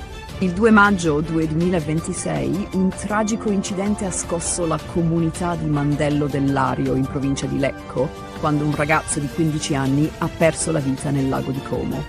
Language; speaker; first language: Italian; native; Italian